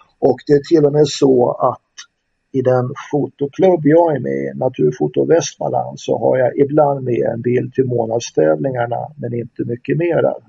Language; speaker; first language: Swedish; native; Swedish